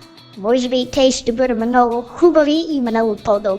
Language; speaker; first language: Bulgarian; non-native, learner; Chinese